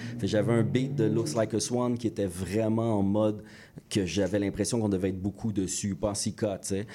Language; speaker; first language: French; native; French